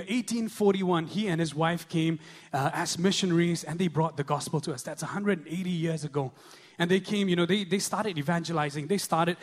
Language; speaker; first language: English; non-native, local second language; Khasi